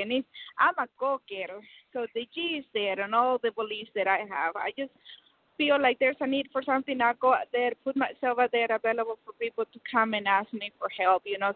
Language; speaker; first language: English; non-native, fluent; Spanish